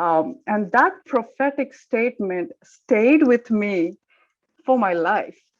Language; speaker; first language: English; non-native, local second language; Tamil